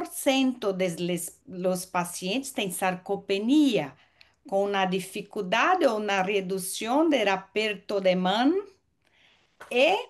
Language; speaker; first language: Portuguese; non-native, learner; Spanish